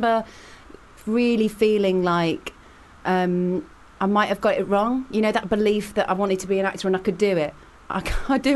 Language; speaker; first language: English; native; English